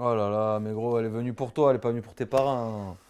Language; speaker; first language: French; native; French